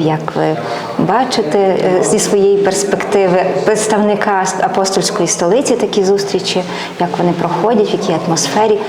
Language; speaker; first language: Ukrainian; native; Ukrainian